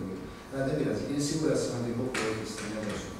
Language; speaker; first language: Greek; non-native, fluent; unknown